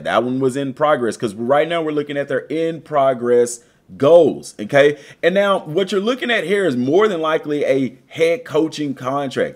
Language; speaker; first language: English; native; English